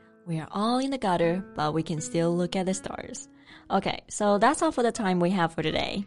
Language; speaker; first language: English; non-native, fluent; Chinese